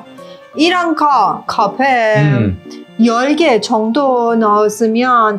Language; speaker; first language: Korean; non-native, learner; Persian